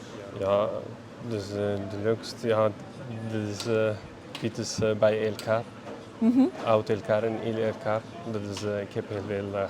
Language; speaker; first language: Dutch; non-native, learner; Arabic